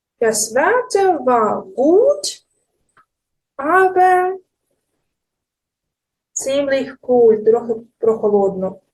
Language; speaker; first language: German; non-native, fluent; Ukrainian